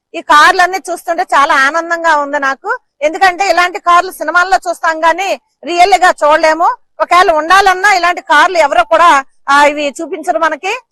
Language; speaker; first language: Telugu; native; Telugu